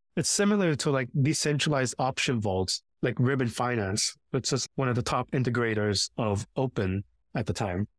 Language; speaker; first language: English; early bilingual, other home language; Filipino